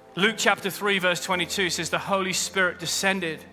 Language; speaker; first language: English; native; English